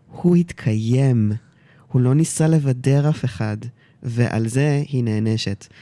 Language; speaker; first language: Hebrew; early bilingual, heritage; Hebrew